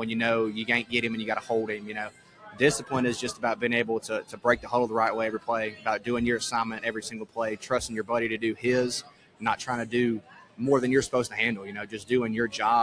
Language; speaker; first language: English; native; English